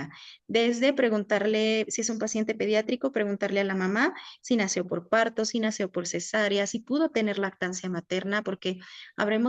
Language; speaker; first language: Spanish; native; Spanish